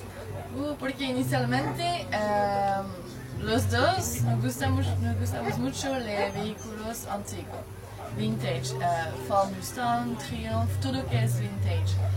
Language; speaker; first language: Spanish; non-native, learner; French